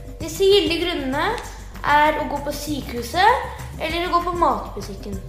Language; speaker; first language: Norwegian; early bilingual, heritage; Norwegian